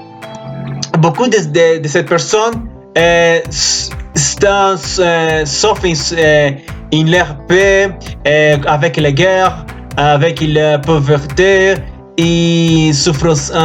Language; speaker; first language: French; non-native, learner; Spanish